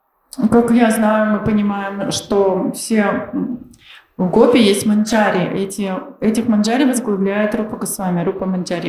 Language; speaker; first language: Russian; native; Russian